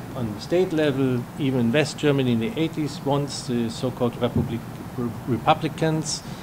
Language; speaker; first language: English; non-native, fluent; German